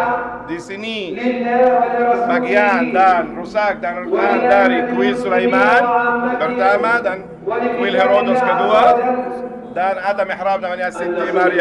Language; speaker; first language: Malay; non-native, learner; Arabic